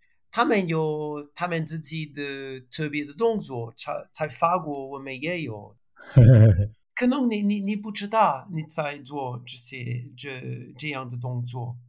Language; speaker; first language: Chinese; non-native, learner; French